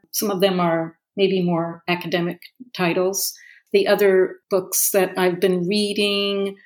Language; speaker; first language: English; native; English